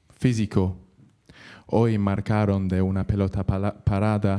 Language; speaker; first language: Spanish; non-native, learner; English